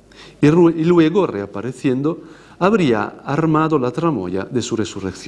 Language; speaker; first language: Spanish; non-native, fluent; Italian